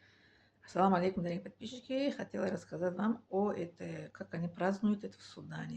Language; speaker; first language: Russian; non-native, learner; Tajik